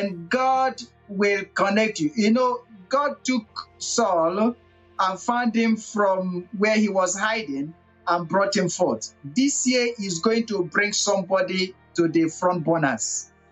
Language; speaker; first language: English; non-native, local second language; Igbo